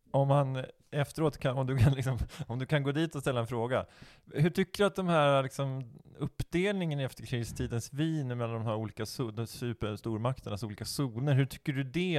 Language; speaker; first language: Swedish; native; Swedish